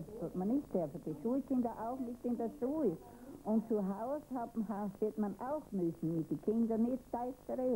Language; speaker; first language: German; native; German